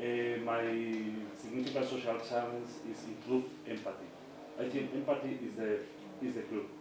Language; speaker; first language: English; non-native, fluent; Spanish